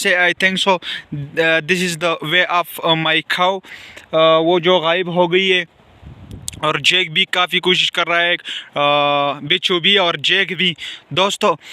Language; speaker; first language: Hindi; non-native, local second language; Pashto